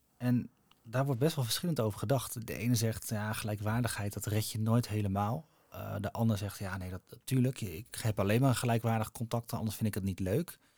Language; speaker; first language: Dutch; native; Dutch